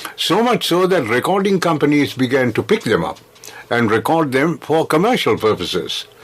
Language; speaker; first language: English; non-native, local second language; Sinhala